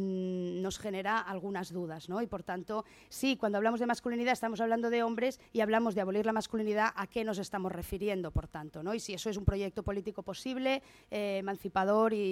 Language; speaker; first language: Spanish; native; Spanish